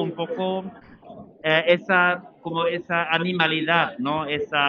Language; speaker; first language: Spanish; non-native, fluent; German